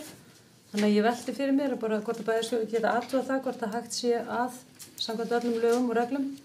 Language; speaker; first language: Icelandic; native; Icelandic